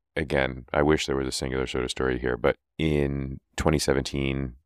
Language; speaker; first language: English; native; English